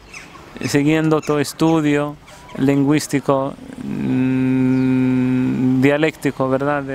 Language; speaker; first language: Spanish; non-native, fluent; Arabic